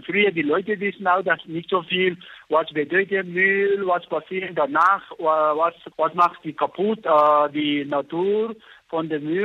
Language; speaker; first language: German; non-native, learner; Nepali